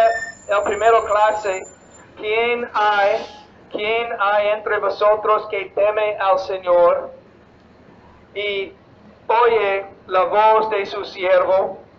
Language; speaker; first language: Spanish; non-native, fluent; English